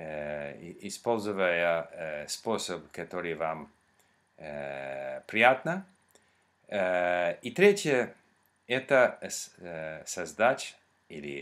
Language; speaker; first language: Russian; non-native, learner; English